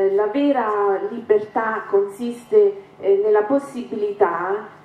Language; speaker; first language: Italian; native; Italian